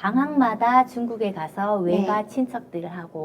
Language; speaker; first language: Korean; native; Korean